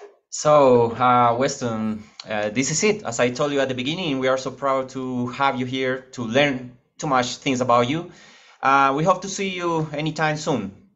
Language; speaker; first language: English; non-native, fluent; Spanish